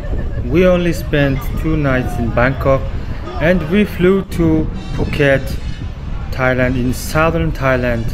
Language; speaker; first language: English; non-native, fluent; Mongolian